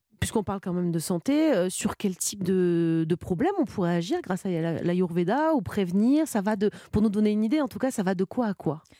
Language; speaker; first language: French; native; French